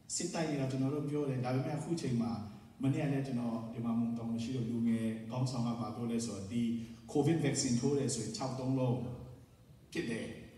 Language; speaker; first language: Burmese; non-native, local second language; Tedim Chin